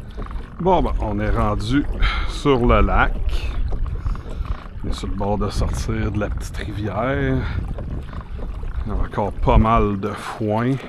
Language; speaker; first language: French; native; French